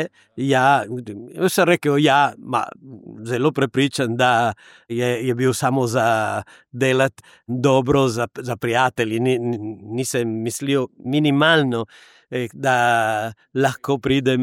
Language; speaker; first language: Slovenian; non-native, learner; Italian